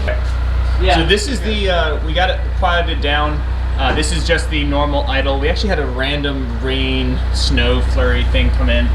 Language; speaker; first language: English; native; English